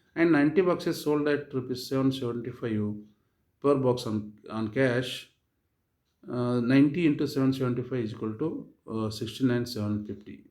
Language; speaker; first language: English; non-native, local second language; Kannada